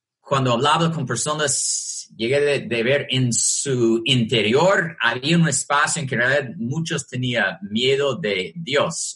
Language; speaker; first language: Spanish; non-native, fluent; English